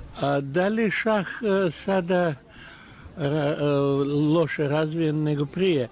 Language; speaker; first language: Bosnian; non-native, learner; Russian